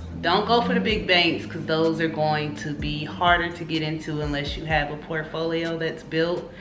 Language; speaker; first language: English; native; English